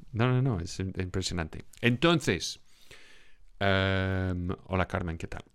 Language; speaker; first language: Spanish; non-native, fluent; English